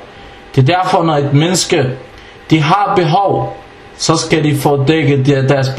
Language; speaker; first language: Danish; non-native, fluent; Arabic